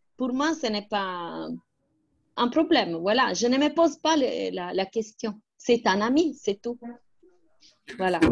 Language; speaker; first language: French; non-native, fluent; Italian